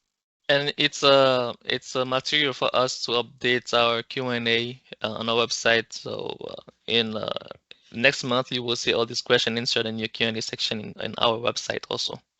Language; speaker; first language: English; non-native, local second language; French